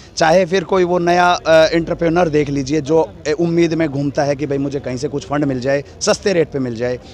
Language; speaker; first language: Hindi; native; Hindi